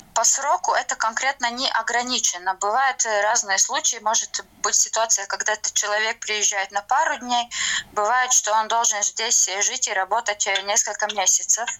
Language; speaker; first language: Russian; non-native, local second language; Latvian